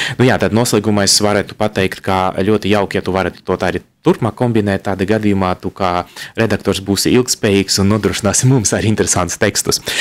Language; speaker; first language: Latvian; non-native, local second language; Russian